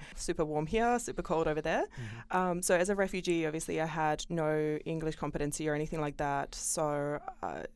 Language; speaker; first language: English; early bilingual, other home language; Bosnian